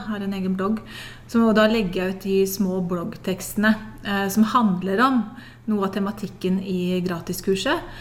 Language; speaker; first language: Norwegian; native; Norwegian